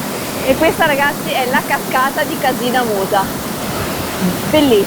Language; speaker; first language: Italian; native; Italian